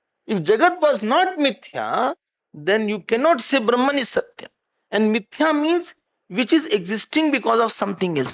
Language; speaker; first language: English; non-native, local second language; Hindi